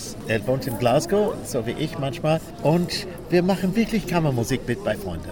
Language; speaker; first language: German; non-native, learner; English